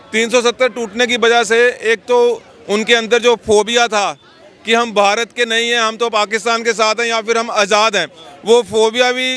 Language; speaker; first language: Hindi; native; Hindi